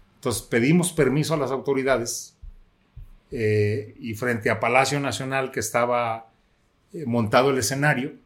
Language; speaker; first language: Spanish; native; Spanish